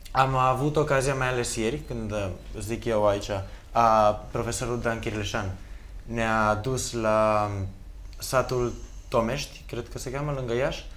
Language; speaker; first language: Romanian; early bilingual, other home language; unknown